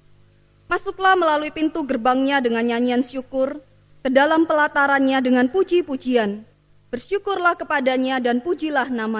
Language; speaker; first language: Indonesian; native; Indonesian